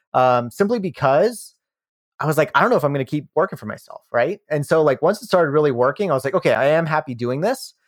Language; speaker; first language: English; native; English